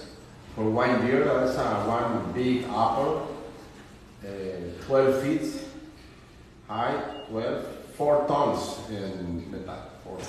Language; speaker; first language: English; non-native, learner; Spanish